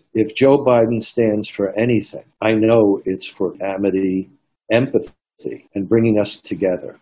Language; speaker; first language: English; native; English